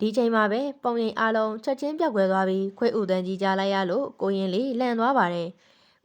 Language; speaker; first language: Burmese; native; Burmese